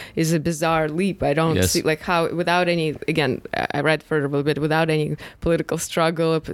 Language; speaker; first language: English; non-native, fluent; Russian